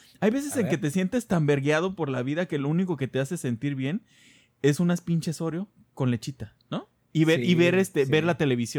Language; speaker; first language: Spanish; native; Spanish